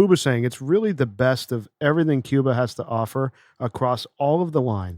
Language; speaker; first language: English; native; English